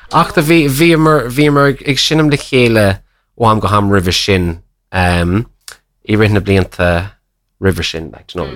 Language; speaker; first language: Irish; non-native, local second language; English